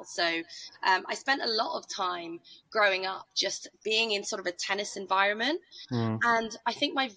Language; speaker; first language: English; native; English